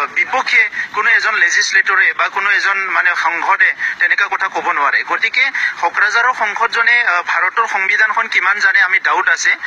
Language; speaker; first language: Assamese; non-native, local second language; Bodo